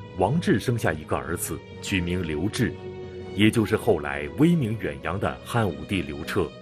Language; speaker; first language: Chinese; native; Chinese